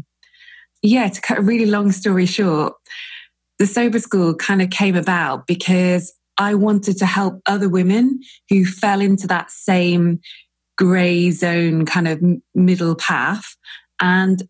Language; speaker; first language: English; native; English